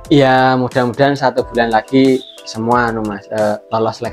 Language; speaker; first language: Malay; non-native, local second language; Javanese